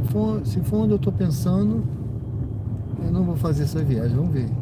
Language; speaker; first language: Portuguese; native; Portuguese